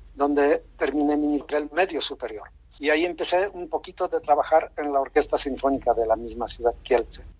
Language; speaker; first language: Spanish; non-native, fluent; Polish